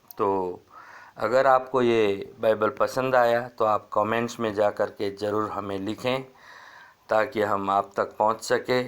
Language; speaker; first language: Hindi; native; Hindi